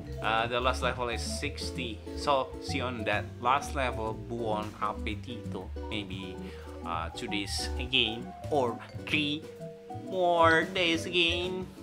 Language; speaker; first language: English; non-native, learner; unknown